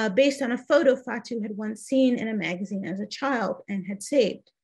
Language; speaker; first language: English; native; English